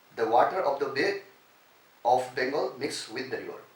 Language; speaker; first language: English; non-native, local second language; Nepali